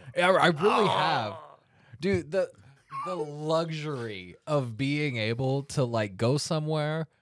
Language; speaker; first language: English; native; English